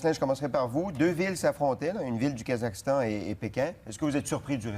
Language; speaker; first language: French; native; French